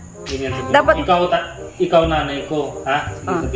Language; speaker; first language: Filipino; non-native, learner; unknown